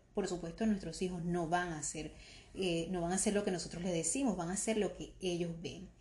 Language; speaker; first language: Spanish; native; Spanish